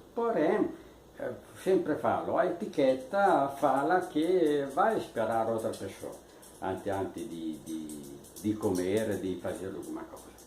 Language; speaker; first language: Portuguese; non-native, fluent; Italian